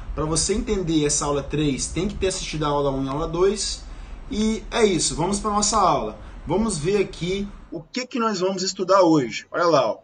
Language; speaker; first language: Portuguese; native; Portuguese